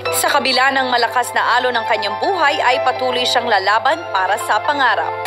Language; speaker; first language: Filipino; native; Filipino